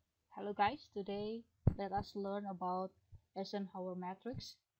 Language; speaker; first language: English; non-native, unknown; Indonesian